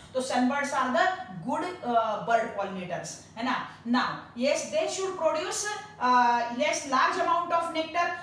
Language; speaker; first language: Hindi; non-native, local second language; Marathi